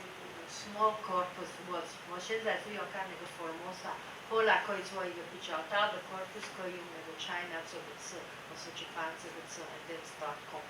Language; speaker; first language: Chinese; non-native, fluent; Dutch